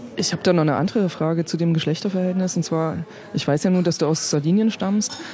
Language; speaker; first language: German; native; German